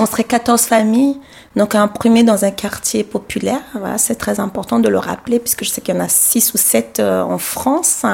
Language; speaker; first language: French; non-native, local second language; Sango